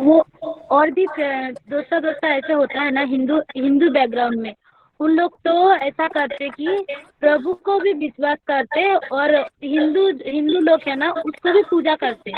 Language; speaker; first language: Hindi; non-native, local second language; Bangla